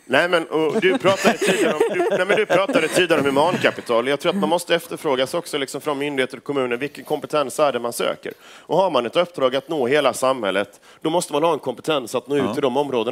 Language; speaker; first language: Swedish; native; Swedish